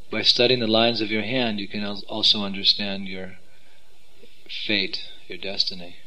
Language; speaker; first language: English; native; English